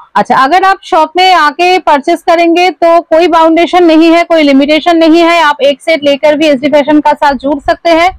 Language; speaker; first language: Hindi; non-native, local second language; Bangla